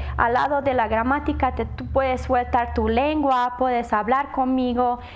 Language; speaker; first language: Spanish; non-native, learner; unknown